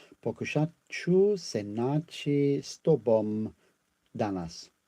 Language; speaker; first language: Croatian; non-native, learner; English